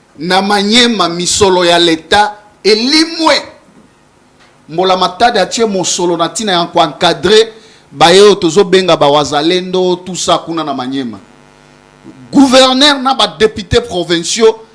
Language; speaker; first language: Lingala; native; Lingala